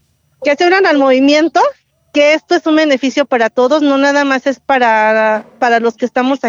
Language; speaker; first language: Spanish; native; Spanish